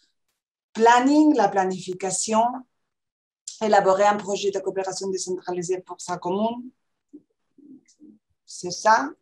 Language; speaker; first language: French; non-native, fluent; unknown